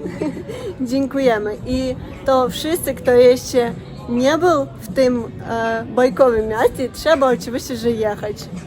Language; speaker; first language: Polish; non-native, learner; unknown